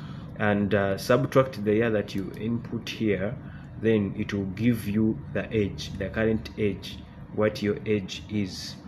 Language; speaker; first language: English; non-native, local second language; Ganda